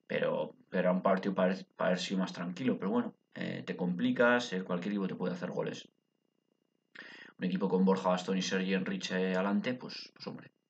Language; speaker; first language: Spanish; native; Spanish